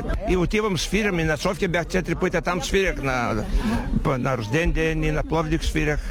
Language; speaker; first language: Bulgarian; non-native, learner; Macedonian